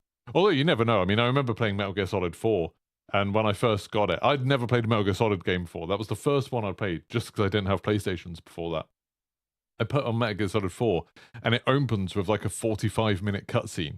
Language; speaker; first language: English; native; English